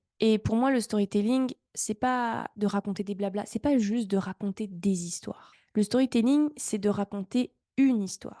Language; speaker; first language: French; native; French